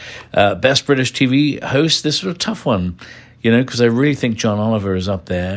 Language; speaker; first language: English; native; English